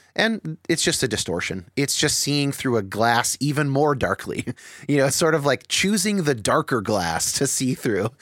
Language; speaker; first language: English; native; English